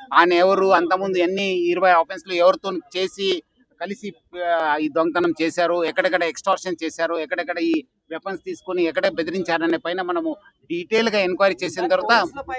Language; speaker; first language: Telugu; non-native, fluent; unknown